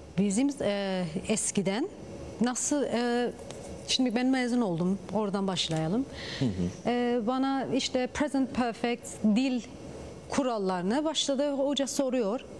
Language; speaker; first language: Turkish; early bilingual, heritage; Turkish